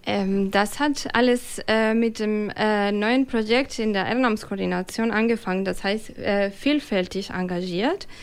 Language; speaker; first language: German; non-native, fluent; Spanish